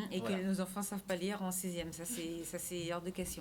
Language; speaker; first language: French; native; French